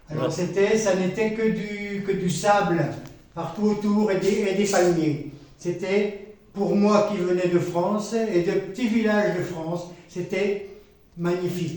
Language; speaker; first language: French; native; French